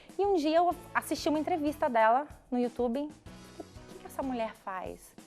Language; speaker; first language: Portuguese; native; Portuguese